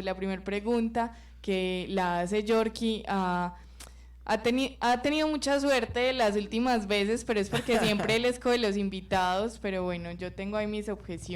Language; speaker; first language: Spanish; native; Spanish